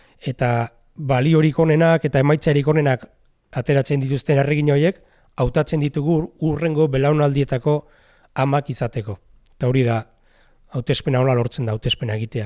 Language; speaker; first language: Basque; native; Basque